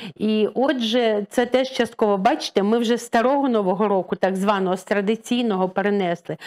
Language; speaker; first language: Ukrainian; native; Ukrainian